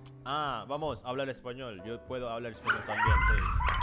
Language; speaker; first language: Spanish; non-native, learner; Indonesian